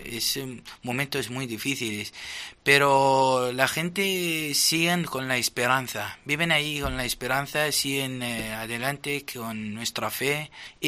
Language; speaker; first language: Spanish; non-native, fluent; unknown